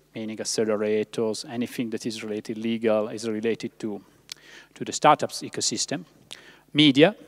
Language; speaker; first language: English; non-native, fluent; Italian